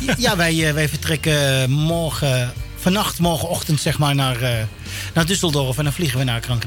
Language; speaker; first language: Dutch; native; Dutch